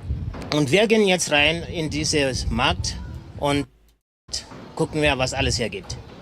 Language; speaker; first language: German; non-native, fluent; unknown